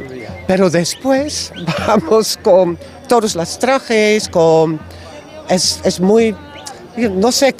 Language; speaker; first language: Spanish; non-native, learner; Dutch